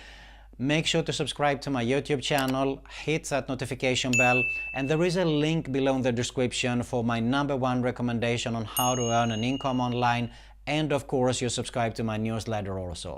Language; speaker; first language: English; non-native, fluent; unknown